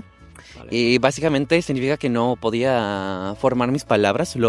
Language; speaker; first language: Spanish; non-native, fluent; English